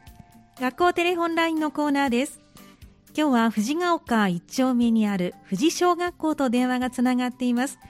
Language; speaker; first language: Japanese; native; Japanese